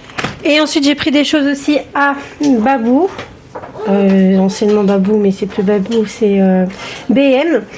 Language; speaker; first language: French; native; French